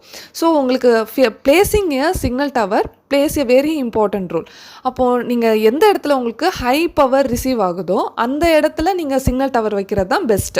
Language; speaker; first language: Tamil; native; Tamil